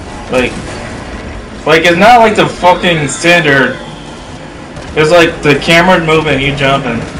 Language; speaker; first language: English; native; English